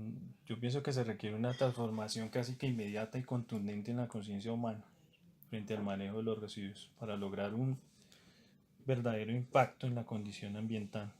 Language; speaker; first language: Spanish; native; Spanish